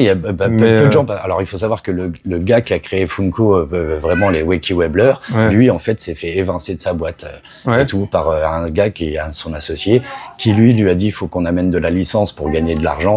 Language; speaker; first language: French; native; French